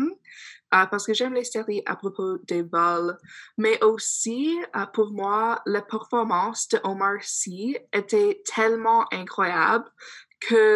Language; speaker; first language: French; non-native, fluent; English